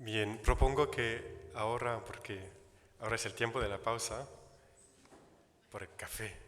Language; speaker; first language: Spanish; non-native, fluent; Italian